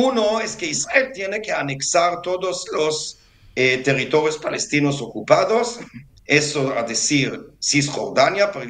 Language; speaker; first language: Spanish; non-native, fluent; Hebrew